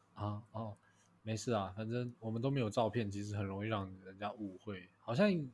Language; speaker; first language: Chinese; native; Chinese